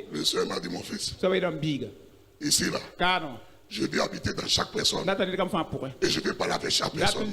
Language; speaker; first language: French; non-native, local second language; Fon